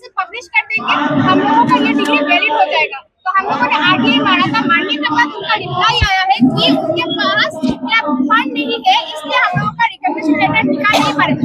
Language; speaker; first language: Hindi; non-native, local second language; Assamese